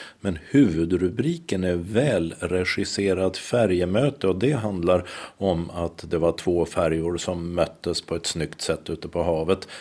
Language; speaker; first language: Swedish; native; Swedish